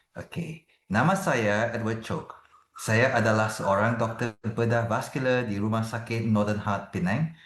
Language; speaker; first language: Malay; non-native, local second language; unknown